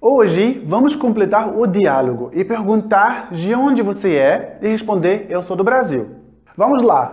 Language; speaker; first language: Portuguese; non-native, fluent; Arabic